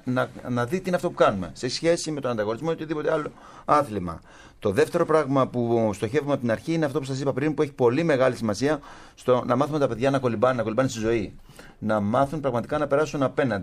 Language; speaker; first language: Greek; native; Greek